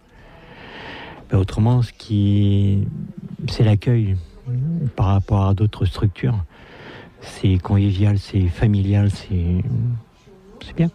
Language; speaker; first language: French; native; French